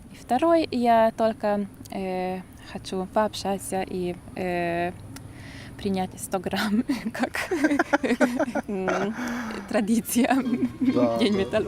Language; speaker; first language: Russian; non-native, learner; Hungarian